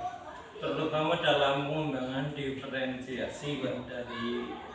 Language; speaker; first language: Indonesian; native; Indonesian